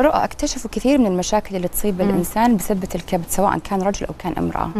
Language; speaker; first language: Arabic; native; Arabic